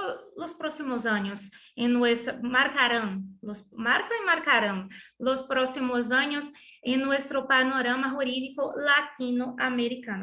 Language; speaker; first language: Spanish; non-native, learner; Portuguese